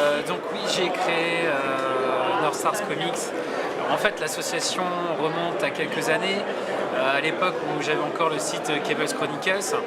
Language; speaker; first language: French; native; French